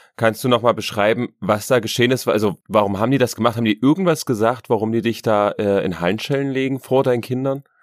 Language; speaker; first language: German; native; German